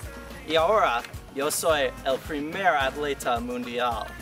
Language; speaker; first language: Spanish; non-native, learner; English